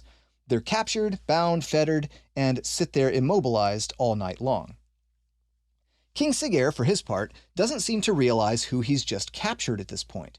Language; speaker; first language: English; native; English